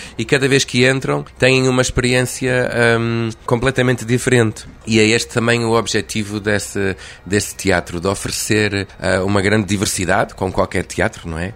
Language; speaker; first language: Portuguese; non-native, fluent; English